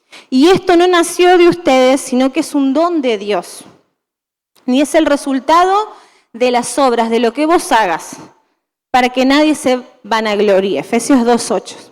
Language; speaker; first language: Spanish; native; Spanish